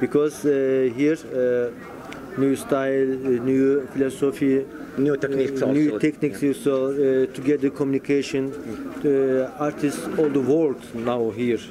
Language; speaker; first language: English; non-native, learner; Turkish